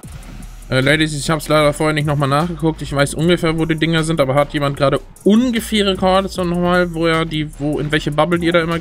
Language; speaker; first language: German; native; German